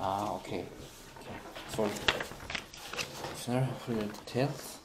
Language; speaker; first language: English; non-native, learner; Korean